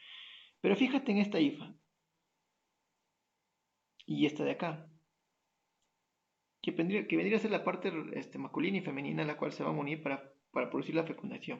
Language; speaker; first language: Spanish; native; Spanish